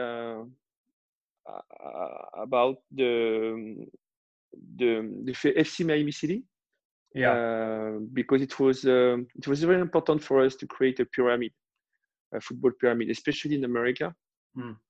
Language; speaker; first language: English; non-native, fluent; French